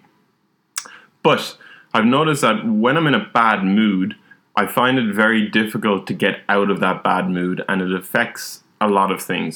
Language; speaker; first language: English; native; English